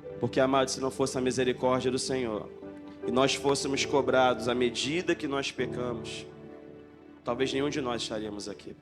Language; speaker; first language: Portuguese; native; Portuguese